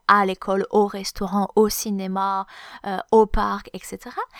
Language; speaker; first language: French; native; French